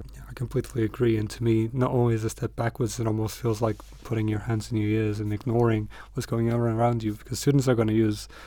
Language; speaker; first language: English; non-native, fluent; Portuguese